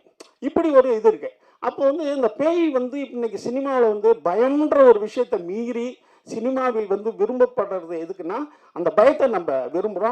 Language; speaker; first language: Tamil; native; Tamil